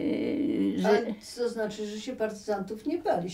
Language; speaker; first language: Polish; native; Polish